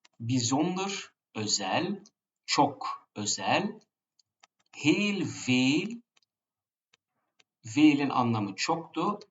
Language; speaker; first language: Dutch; non-native, fluent; Turkish